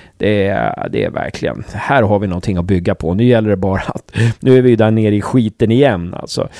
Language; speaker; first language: Swedish; native; Swedish